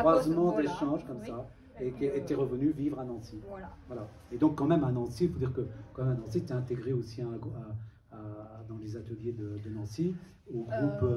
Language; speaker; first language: French; native; French